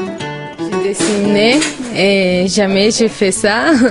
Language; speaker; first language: French; non-native, learner; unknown